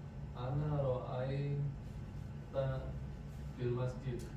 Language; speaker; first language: Arabic; non-native, learner; Indonesian